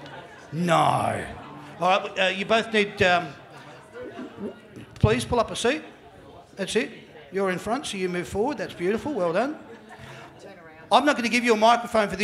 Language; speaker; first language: English; native; English